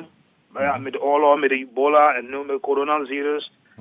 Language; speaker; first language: Dutch; non-native, learner; English